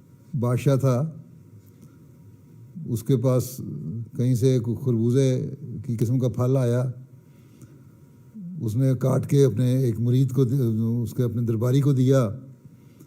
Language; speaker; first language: Urdu; native; Urdu